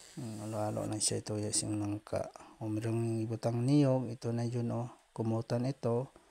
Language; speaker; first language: Filipino; non-native, local second language; Cebuano